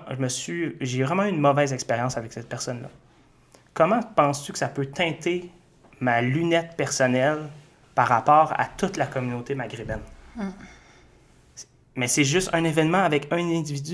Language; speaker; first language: French; native; French